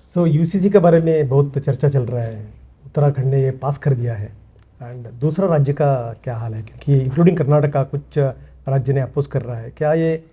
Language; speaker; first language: Hindi; non-native, local second language; Kannada